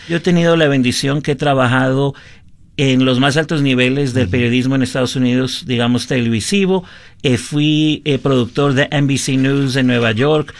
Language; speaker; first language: Spanish; early bilingual, heritage; Spanish